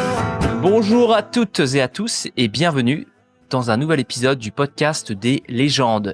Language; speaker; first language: French; native; French